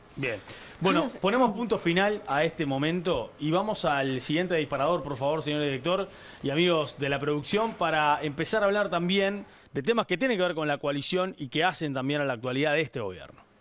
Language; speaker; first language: Spanish; native; Spanish